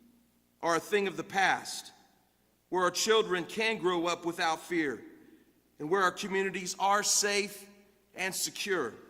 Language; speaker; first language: English; native; English